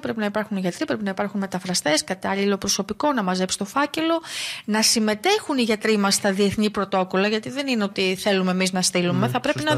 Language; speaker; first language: Greek; native; Greek